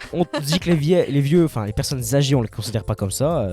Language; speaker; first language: French; native; French